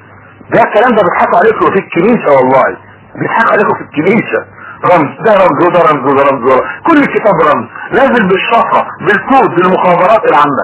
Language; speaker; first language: Arabic; native; Arabic